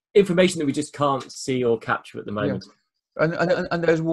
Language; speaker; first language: English; native; English